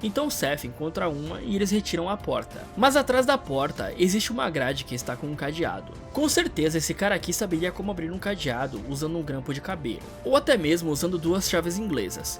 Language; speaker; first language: Portuguese; native; Portuguese